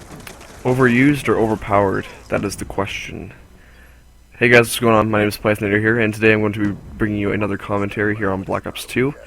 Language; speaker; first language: English; native; English